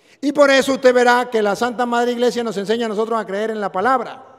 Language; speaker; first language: Spanish; native; Spanish